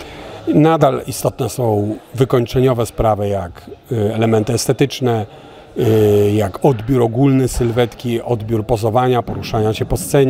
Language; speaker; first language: Polish; native; Polish